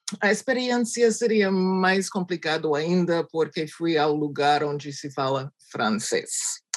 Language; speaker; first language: Portuguese; non-native, fluent; English